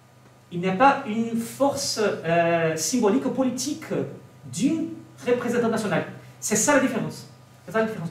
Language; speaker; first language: French; non-native, learner; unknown